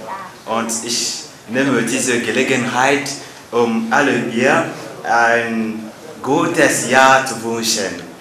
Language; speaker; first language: German; non-native, fluent; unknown